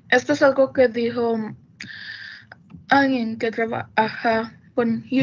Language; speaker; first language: Spanish; early bilingual, heritage; Spanish